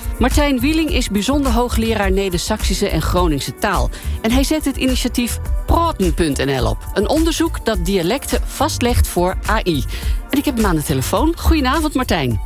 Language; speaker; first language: Dutch; native; Dutch